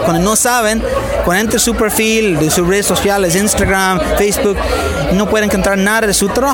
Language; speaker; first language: Spanish; non-native, fluent; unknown